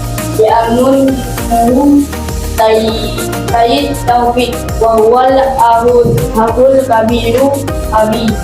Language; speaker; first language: Arabic; non-native, learner; Indonesian